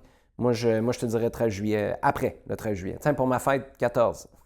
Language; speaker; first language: French; native; French